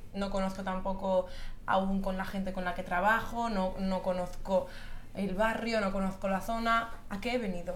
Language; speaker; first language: Spanish; non-native, local second language; Catalan